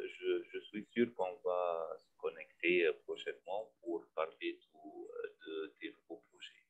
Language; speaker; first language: French; non-native, fluent; Arabic